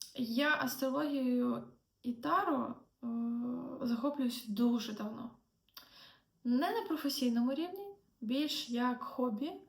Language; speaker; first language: Ukrainian; non-native, local second language; Russian